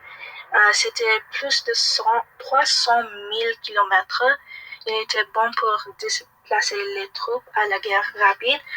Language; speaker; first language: French; non-native, learner; English